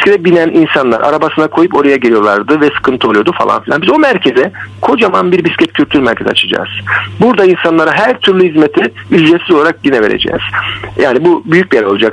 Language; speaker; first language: Turkish; native; Turkish